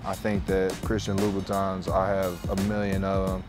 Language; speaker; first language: English; native; English